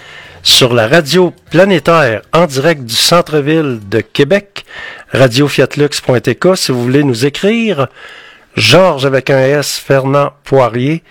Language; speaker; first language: French; native; French